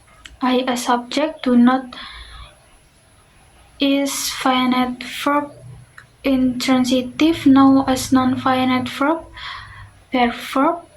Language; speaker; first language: English; non-native, learner; Indonesian